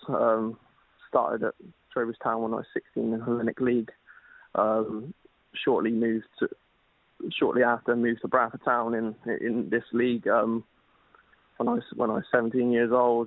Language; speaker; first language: English; native; English